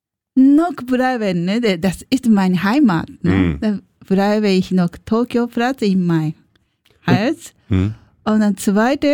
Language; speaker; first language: German; non-native, learner; Japanese